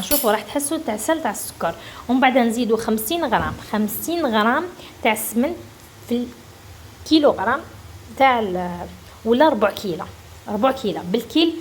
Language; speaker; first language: Arabic; native; Arabic